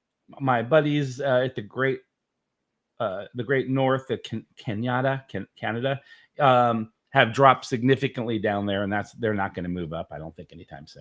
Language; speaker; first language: English; native; English